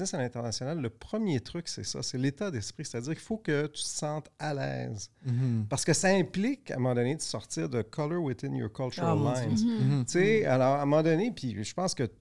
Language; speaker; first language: French; native; French